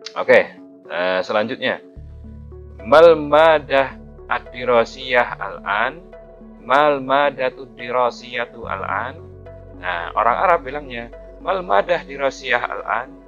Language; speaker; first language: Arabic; non-native, fluent; Indonesian